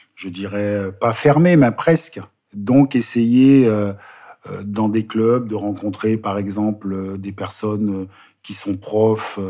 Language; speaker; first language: French; native; French